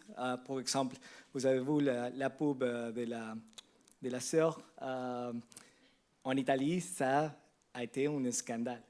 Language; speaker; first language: French; non-native, learner; Spanish